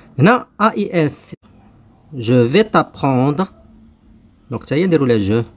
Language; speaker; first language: French; non-native, local second language; Arabic